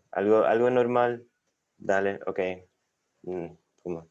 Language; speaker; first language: Spanish; non-native, fluent; English